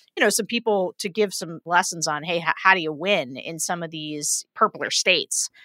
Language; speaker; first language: English; native; English